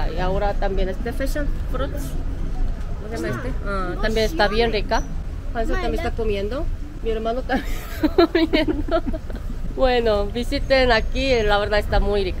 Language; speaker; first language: Spanish; non-native, fluent; Korean